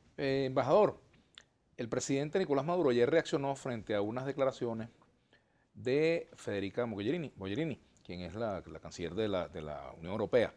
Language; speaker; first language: Spanish; native; Spanish